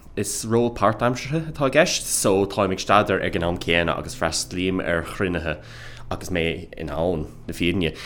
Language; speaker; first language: Irish; non-native, local second language; English